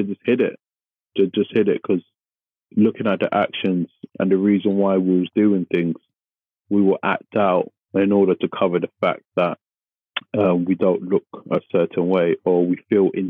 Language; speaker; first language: English; native; English